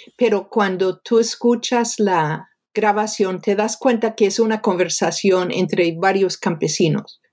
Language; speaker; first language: Spanish; non-native, fluent; English